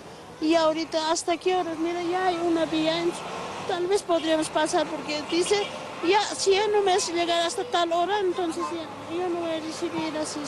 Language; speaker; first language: Spanish; non-native, local second language; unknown